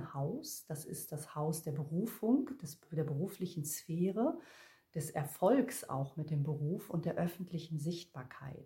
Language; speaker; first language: German; native; German